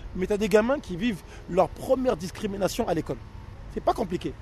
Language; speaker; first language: French; native; French